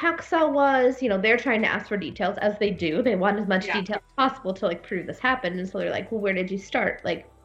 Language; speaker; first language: English; native; English